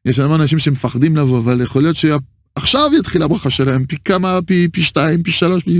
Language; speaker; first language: Hebrew; non-native, fluent; French